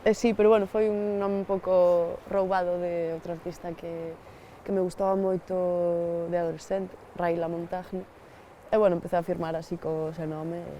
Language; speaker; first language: Galician; native; Galician